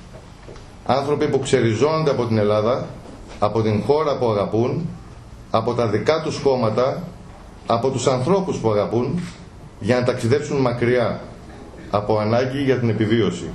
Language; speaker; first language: Greek; native; Greek